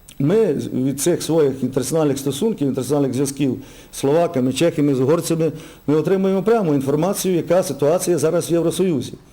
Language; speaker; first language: Ukrainian; native; Ukrainian